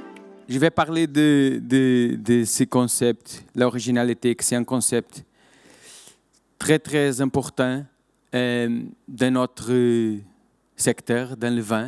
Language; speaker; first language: French; non-native, fluent; Portuguese